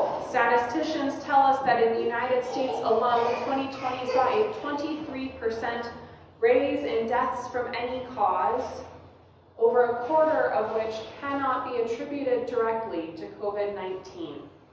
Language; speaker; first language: English; native; English